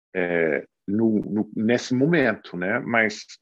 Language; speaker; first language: Portuguese; non-native, fluent; English